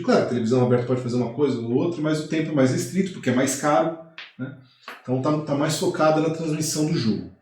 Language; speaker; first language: Portuguese; native; Portuguese